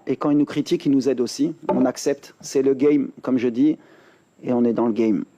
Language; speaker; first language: French; native; French